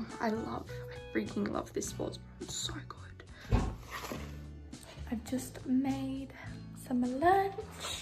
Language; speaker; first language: English; native; English